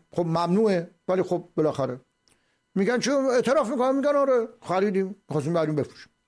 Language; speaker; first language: Persian; native; Persian